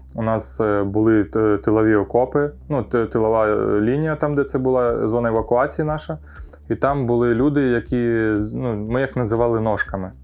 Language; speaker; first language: Ukrainian; non-native, local second language; Russian